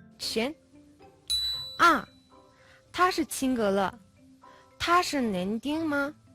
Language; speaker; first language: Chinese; non-native, fluent; Mongolian